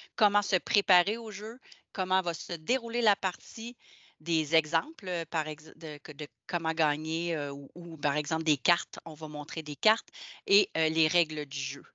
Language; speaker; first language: French; native; French